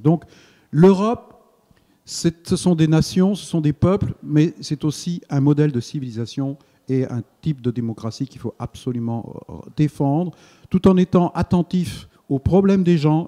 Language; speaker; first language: French; native; French